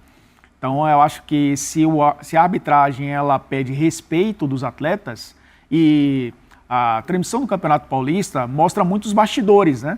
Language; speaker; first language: Portuguese; native; Portuguese